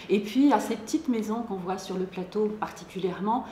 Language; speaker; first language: French; native; French